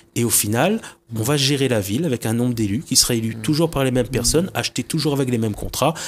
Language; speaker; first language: French; native; French